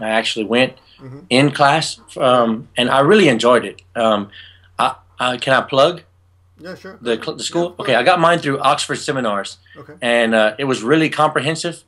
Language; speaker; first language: English; native; English